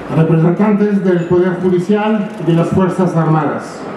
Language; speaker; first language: Spanish; non-native, fluent; French